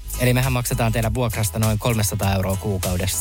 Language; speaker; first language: Finnish; native; Finnish